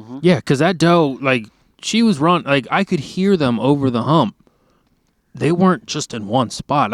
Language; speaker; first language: English; native; English